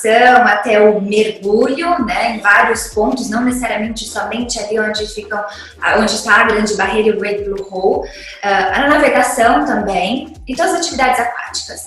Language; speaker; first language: Portuguese; native; Portuguese